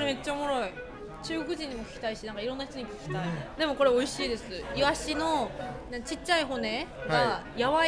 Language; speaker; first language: Japanese; native; Japanese